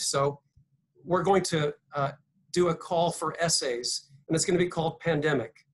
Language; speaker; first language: English; native; English